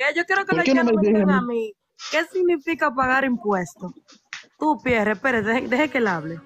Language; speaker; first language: Spanish; native; Spanish